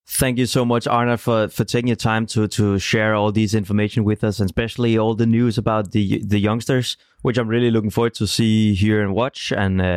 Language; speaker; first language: English; non-native, fluent; Danish